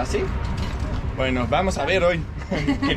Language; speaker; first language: Spanish; non-native, learner; English